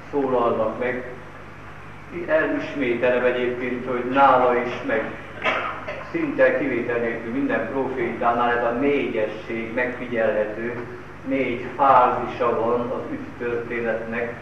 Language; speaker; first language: Hungarian; native; Hungarian